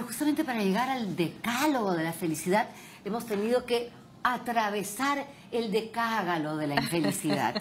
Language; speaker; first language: Spanish; native; Spanish